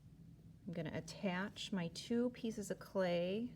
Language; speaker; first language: English; native; English